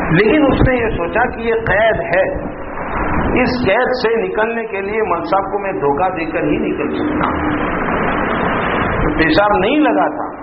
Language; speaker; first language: Urdu; non-native, local second language; Gujarati